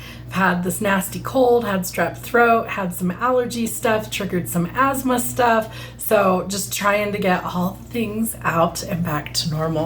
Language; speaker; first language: English; native; English